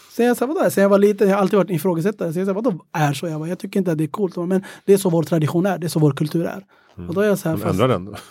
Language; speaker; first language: Swedish; early bilingual, other home language; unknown